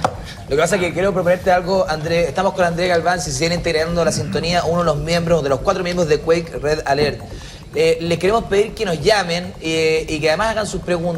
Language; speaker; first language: Spanish; native; Spanish